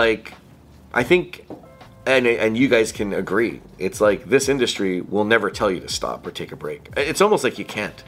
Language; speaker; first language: English; native; English